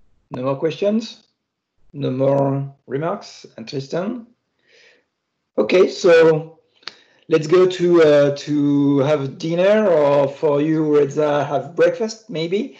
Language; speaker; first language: English; non-native, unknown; French